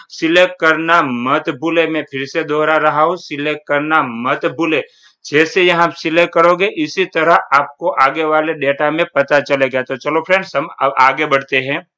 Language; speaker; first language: Hindi; non-native, local second language; Gujarati